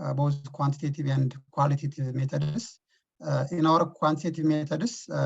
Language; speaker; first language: English; non-native, local second language; Amharic